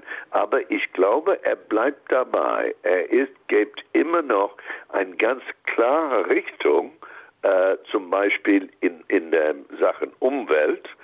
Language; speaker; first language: German; non-native, fluent; English